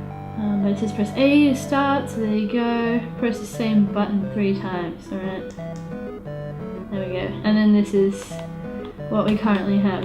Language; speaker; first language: English; native; English